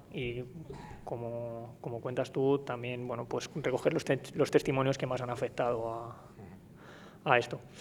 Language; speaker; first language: Spanish; native; Spanish